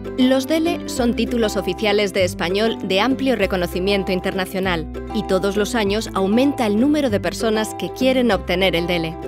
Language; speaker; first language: Spanish; native; Spanish